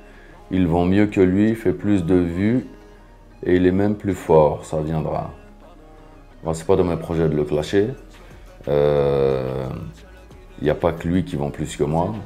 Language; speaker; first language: French; native; French